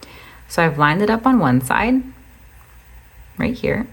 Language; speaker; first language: English; native; English